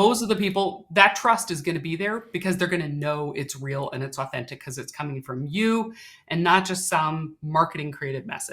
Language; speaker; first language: English; native; English